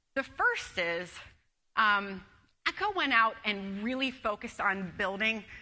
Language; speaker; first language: English; native; English